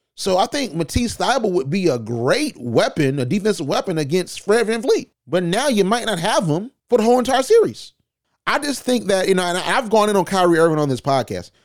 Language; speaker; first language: English; native; English